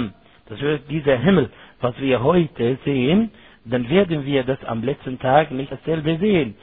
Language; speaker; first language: German; non-native, fluent; Arabic